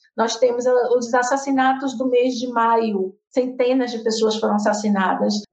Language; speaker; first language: Portuguese; native; Portuguese